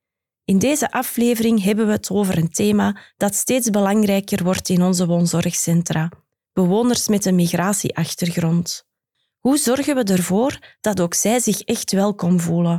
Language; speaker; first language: Dutch; native; Dutch